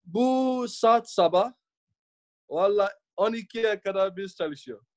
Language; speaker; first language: Turkish; non-native, learner; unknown